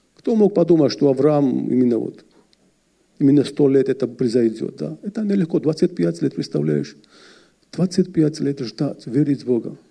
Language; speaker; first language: Russian; non-native, fluent; Georgian